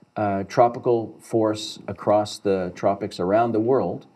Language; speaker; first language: English; native; English